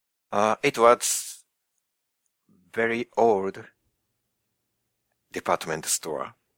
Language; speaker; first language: English; non-native, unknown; Japanese